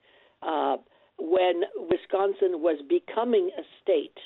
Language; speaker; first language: English; non-native, fluent; French